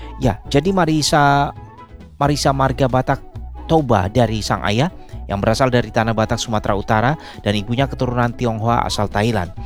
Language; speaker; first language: Indonesian; native; Indonesian